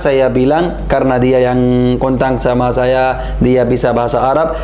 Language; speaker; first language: Indonesian; non-native, learner; Arabic